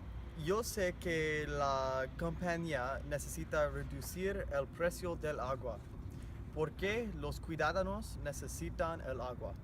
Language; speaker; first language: Spanish; non-native, learner; English